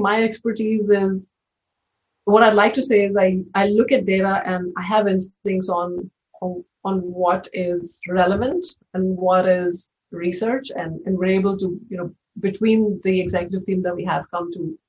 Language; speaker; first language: English; non-native, local second language; Hindi